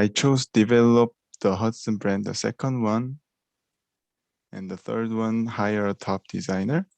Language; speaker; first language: English; non-native, learner; Korean